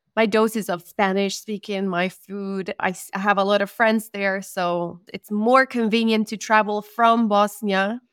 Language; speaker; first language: English; non-native, fluent; Spanish